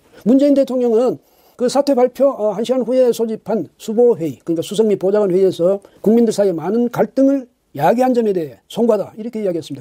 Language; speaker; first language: Korean; native; Korean